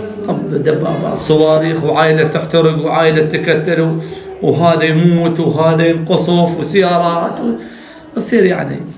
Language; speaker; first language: Arabic; native; Arabic